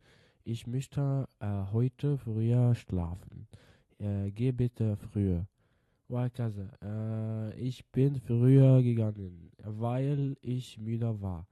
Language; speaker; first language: German; non-native, fluent; Arabic